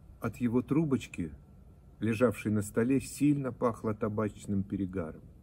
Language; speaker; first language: Russian; native; Russian